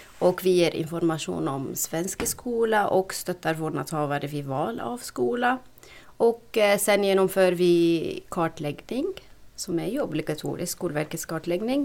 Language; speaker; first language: Swedish; non-native, fluent; Arabic